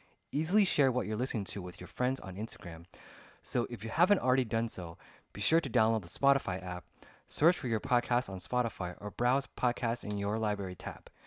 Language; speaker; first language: English; early bilingual, other home language; Vietnamese